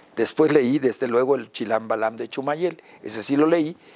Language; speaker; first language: Spanish; non-native, local second language; Yucateco